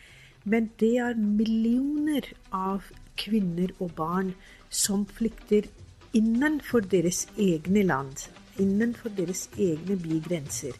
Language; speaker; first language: Norwegian; non-native, fluent; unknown